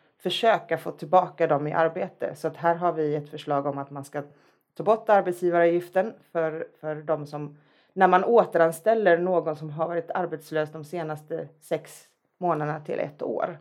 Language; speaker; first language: Swedish; native; Swedish